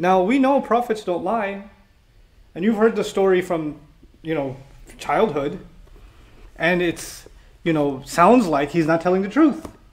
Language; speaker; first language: English; native; English